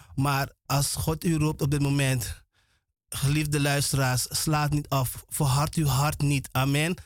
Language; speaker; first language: Dutch; native; Dutch